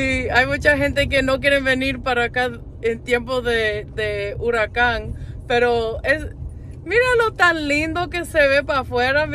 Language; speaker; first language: Spanish; non-native, fluent; English